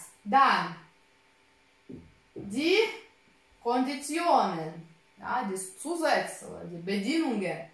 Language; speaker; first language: German; non-native, fluent; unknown